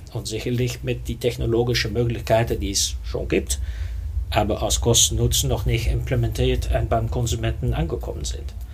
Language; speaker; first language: German; non-native, fluent; Dutch